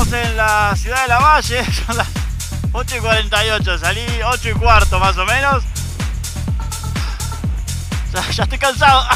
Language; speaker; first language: Spanish; native; Spanish